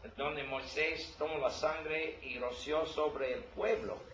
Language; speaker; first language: Spanish; non-native, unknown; English